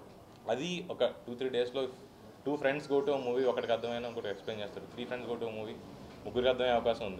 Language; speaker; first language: Telugu; native; Telugu